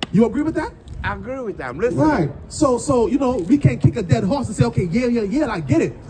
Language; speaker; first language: English; native; English